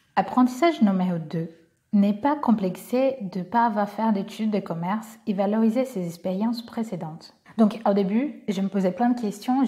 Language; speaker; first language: French; non-native, fluent; Portuguese